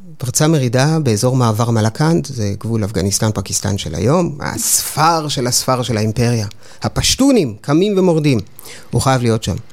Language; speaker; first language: Hebrew; native; Hebrew